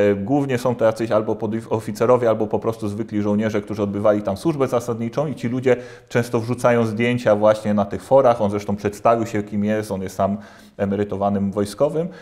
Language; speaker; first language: Polish; native; Polish